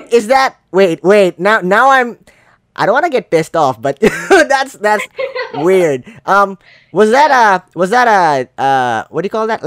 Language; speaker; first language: English; non-native, local second language; Filipino